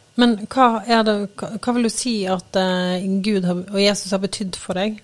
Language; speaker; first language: Norwegian; native; Norwegian